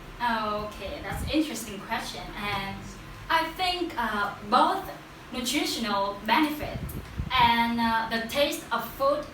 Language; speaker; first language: English; non-native, learner; Vietnamese